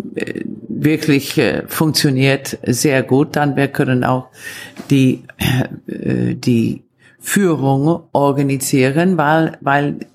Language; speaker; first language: German; non-native, fluent; Italian